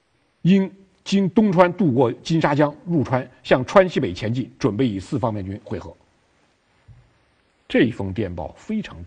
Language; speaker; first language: Chinese; native; Chinese